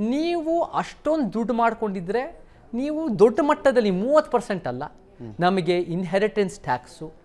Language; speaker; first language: Kannada; early bilingual, heritage; Kannada